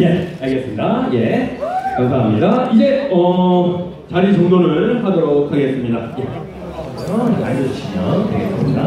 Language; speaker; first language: Korean; native; Korean